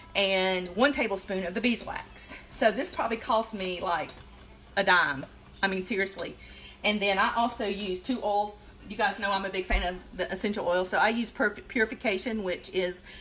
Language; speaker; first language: English; native; English